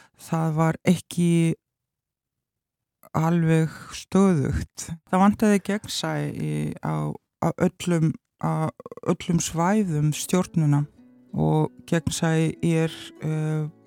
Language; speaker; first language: Icelandic; non-native, learner; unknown